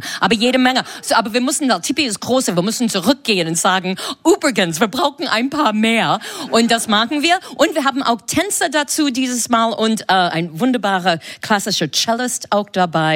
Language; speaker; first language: German; non-native, fluent; English